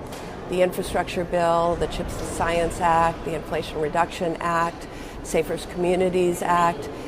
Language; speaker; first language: English; native; English